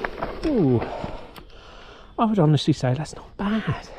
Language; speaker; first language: English; native; English